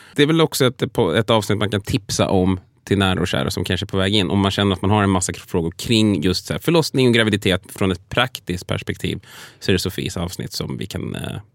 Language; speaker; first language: Swedish; native; Swedish